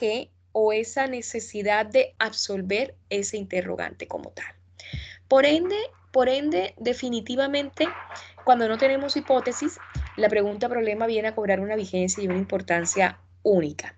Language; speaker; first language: Spanish; native; Spanish